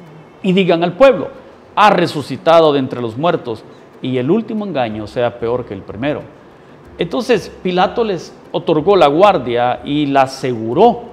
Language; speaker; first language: Spanish; native; Spanish